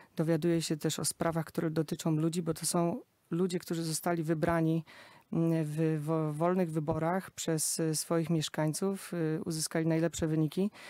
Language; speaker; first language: Polish; native; Polish